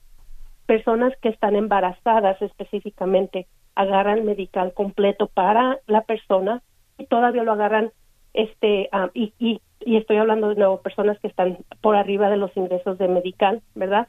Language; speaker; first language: Spanish; native; Spanish